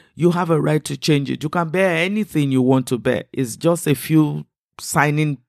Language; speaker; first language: English; non-native, local second language; Igbo